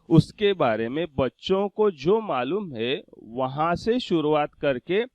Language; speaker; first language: Hindi; non-native, local second language; Marathi